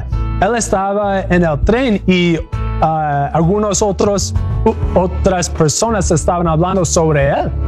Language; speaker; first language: Spanish; non-native, learner; English